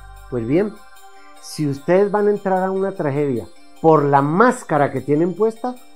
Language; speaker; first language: Spanish; native; Spanish